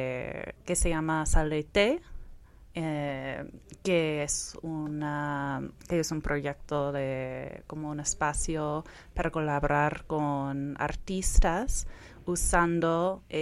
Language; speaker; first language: Spanish; non-native, fluent; English